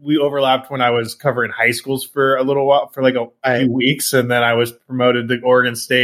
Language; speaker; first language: English; native; English